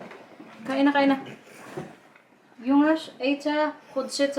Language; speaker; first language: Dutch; non-native, learner; Waray